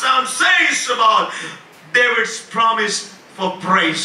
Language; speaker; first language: English; non-native, local second language; Malayalam